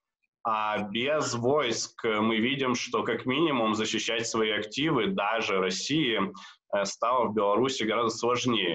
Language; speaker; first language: Russian; native; Russian